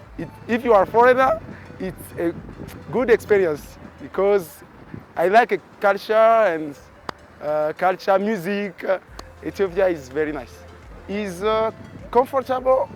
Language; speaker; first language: English; non-native, learner; French